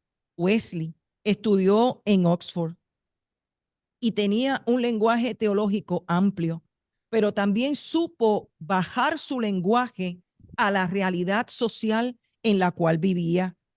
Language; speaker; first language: Spanish; native; Spanish